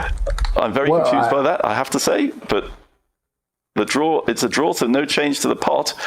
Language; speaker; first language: English; native; English